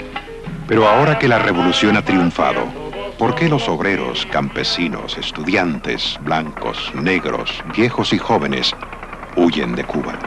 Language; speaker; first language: Spanish; native; Spanish